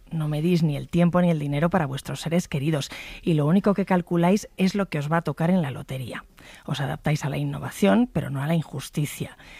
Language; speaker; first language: Spanish; native; Spanish